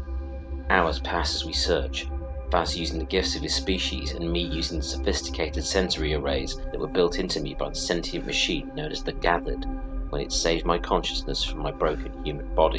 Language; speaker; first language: English; native; English